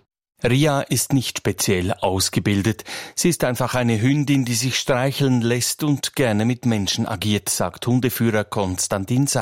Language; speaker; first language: German; native; German